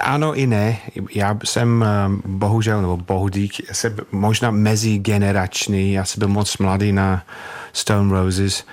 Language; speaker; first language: Czech; non-native, fluent; English